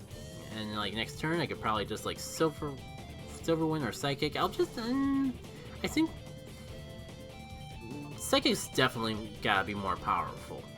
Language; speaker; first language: English; native; English